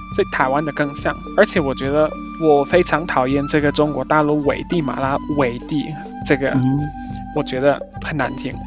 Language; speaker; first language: Chinese; non-native, fluent; Spanish